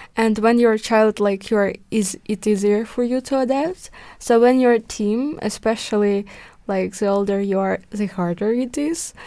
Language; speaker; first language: English; early bilingual, other home language; Ukrainian